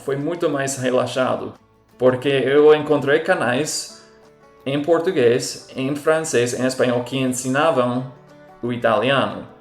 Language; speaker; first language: Portuguese; non-native, fluent; English